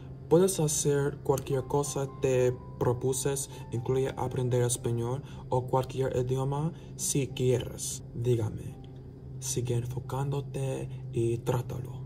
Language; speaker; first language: Spanish; non-native, learner; English